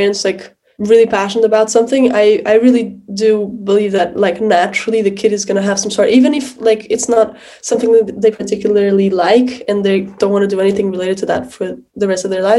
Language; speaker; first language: English; non-native, fluent; Portuguese